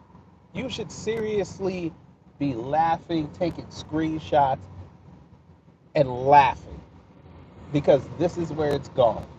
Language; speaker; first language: English; native; English